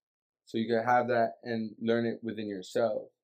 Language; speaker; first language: English; native; English